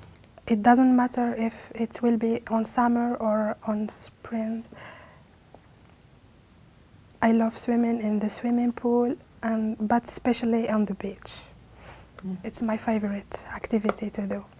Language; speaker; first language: English; non-native, learner; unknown